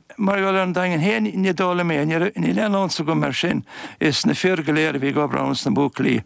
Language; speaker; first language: Irish; native; Irish